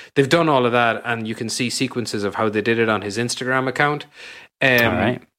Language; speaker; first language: English; native; English